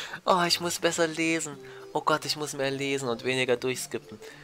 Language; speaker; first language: German; native; German